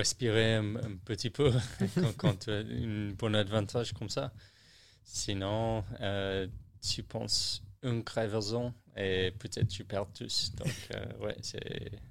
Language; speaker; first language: French; non-native, learner; English